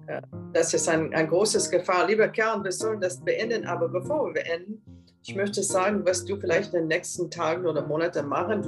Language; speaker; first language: German; non-native, fluent; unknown